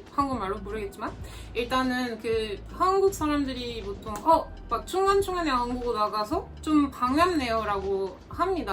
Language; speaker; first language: Korean; non-native, fluent; French